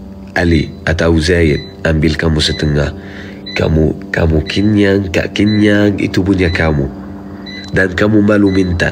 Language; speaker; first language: Indonesian; non-native, fluent; Arabic